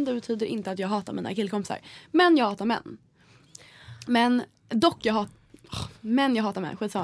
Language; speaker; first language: Swedish; native; Swedish